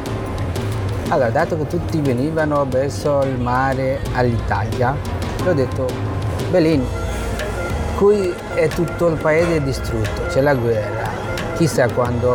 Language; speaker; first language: Italian; non-native, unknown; Bangla